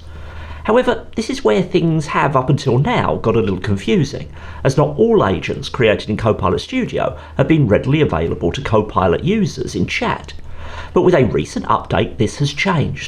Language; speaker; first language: English; native; English